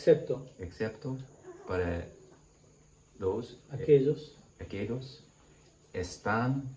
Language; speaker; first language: Spanish; non-native, learner; English